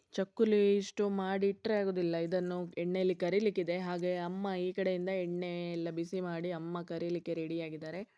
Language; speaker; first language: Kannada; non-native, local second language; Konkani